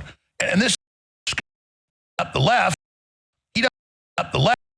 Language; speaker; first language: English; native; English